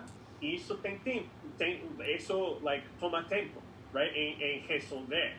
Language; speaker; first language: Portuguese; non-native, fluent; English